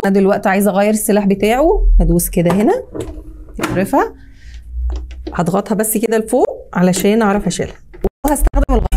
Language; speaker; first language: Arabic; native; Arabic